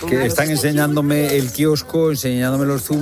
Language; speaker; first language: Spanish; native; Spanish